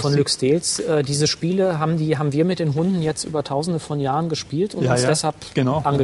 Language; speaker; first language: German; native; German